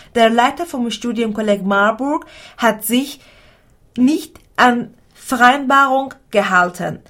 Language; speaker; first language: German; non-native, fluent; Persian